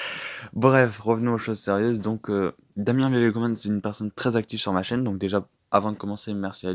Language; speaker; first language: French; native; French